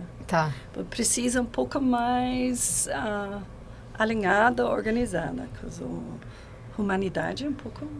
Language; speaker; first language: Portuguese; non-native, fluent; English